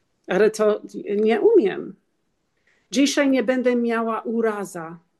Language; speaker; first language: Polish; non-native, learner; English